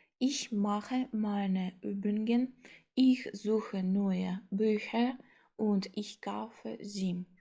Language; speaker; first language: German; non-native, fluent; Ukrainian